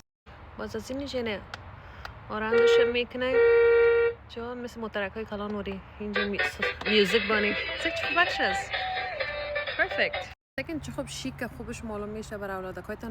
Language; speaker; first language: Persian; native; Persian